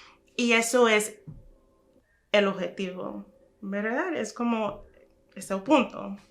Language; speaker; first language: Spanish; non-native, fluent; English